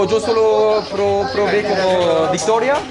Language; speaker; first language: Spanish; non-native, learner; French